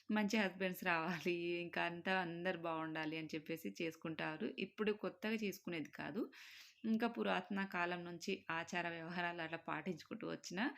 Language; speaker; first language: Telugu; non-native, local second language; Marwari